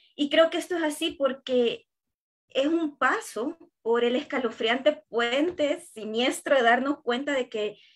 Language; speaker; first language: Spanish; native; Spanish